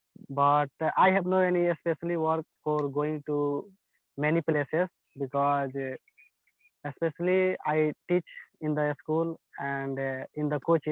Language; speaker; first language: English; non-native, learner; Hindi